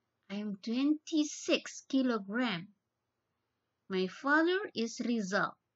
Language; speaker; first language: English; non-native, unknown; Indonesian